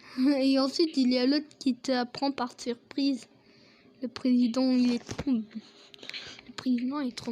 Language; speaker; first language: French; native; French